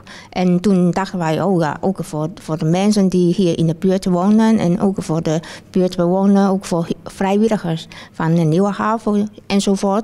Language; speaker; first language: Dutch; non-native, fluent; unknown